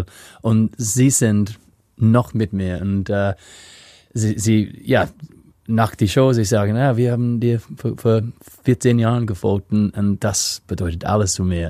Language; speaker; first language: German; non-native, fluent; English